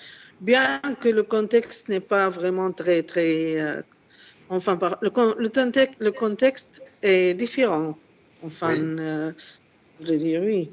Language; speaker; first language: French; non-native, fluent; Arabic